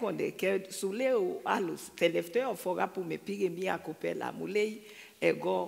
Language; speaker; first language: Greek; non-native, fluent; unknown